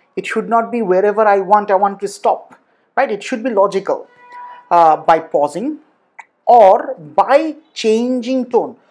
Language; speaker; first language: English; non-native, local second language; Bangla